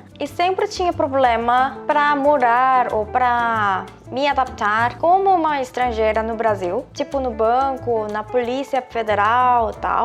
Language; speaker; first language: Portuguese; non-native, fluent; Korean